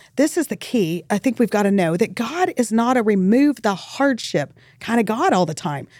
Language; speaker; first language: English; native; English